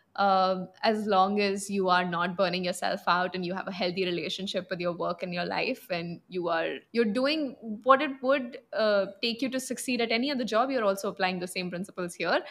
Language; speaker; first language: English; non-native, local second language; Punjabi